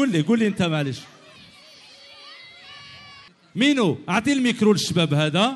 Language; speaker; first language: Arabic; native; Arabic